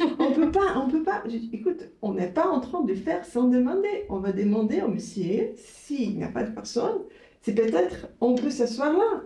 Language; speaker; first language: French; non-native, fluent; Portuguese